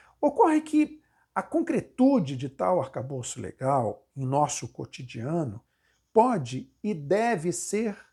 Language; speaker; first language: Portuguese; native; Portuguese